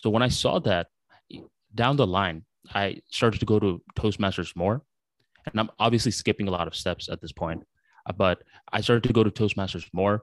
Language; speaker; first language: English; early bilingual, other home language; Bangla